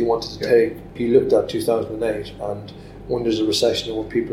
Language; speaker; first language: English; native; English